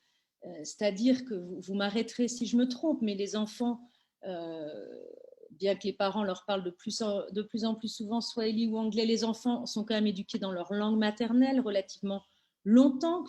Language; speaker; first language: French; native; French